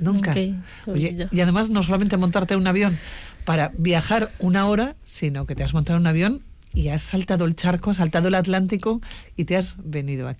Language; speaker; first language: Spanish; native; Spanish